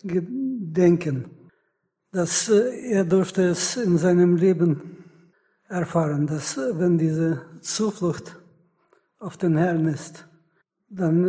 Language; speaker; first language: German; non-native, fluent; Russian